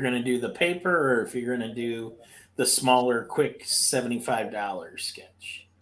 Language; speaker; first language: English; native; English